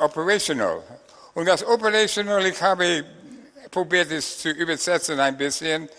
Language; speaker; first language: German; non-native, fluent; English